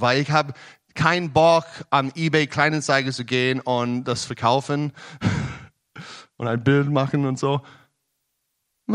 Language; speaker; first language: German; non-native, learner; English